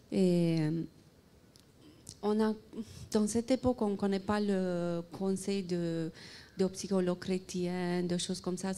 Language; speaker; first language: French; non-native, fluent; Romanian